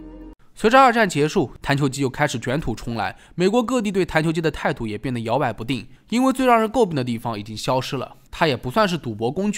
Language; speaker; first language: Chinese; native; Chinese